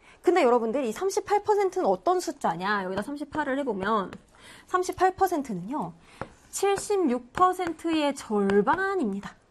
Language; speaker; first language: Korean; native; Korean